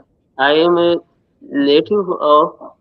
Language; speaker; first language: English; non-native, learner; Urdu